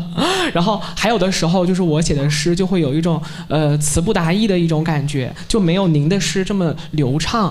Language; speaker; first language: Chinese; native; Chinese